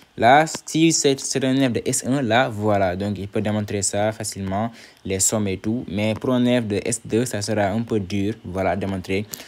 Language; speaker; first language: French; non-native, local second language; Wolof